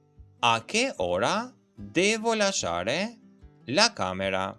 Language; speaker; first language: Italian; non-native, fluent; Albanian